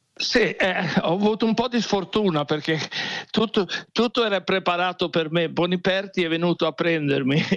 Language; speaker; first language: Italian; non-native, fluent; Swedish